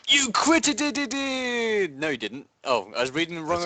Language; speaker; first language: English; native; English